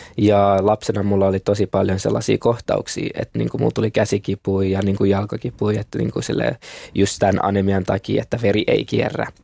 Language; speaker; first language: Finnish; early bilingual, other home language; Kinyarwanda